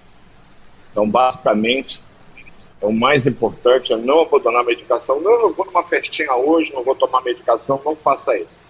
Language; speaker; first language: Portuguese; native; Portuguese